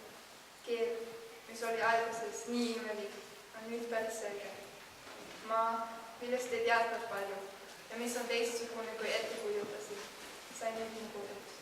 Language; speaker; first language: Estonian; non-native, learner; German